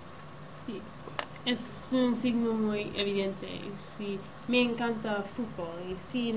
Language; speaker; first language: Spanish; non-native, learner; English